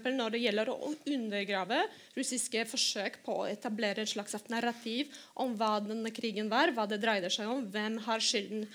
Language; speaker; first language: Norwegian; non-native, fluent; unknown